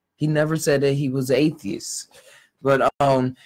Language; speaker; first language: English; native; English